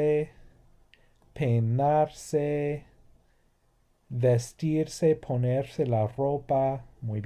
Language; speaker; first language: Spanish; non-native, fluent; English